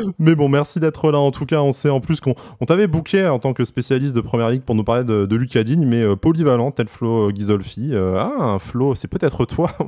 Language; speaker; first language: French; native; French